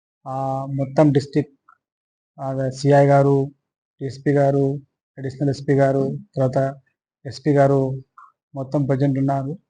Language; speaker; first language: Telugu; non-native, fluent; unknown